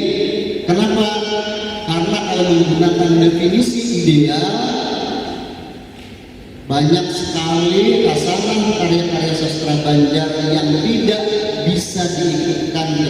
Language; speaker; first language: Indonesian; non-native, local second language; Banjar